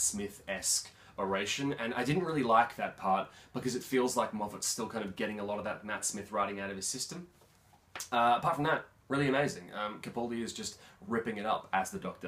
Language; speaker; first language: English; native; English